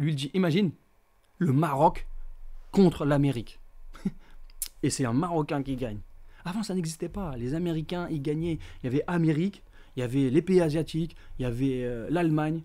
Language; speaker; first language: French; native; French